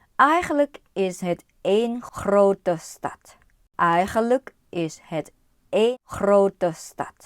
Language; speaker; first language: Dutch; non-native, learner; Thai